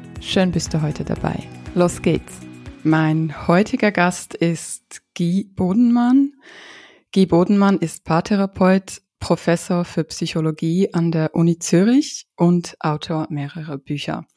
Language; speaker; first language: German; native; German